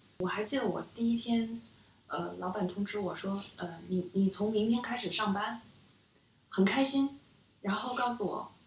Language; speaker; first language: Chinese; native; Chinese